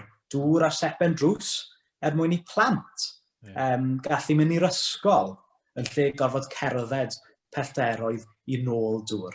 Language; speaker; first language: Welsh; native; Welsh